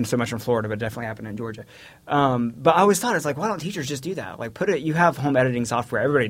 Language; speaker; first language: English; native; English